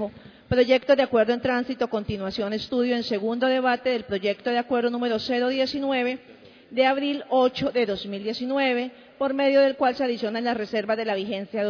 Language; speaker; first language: Spanish; native; Spanish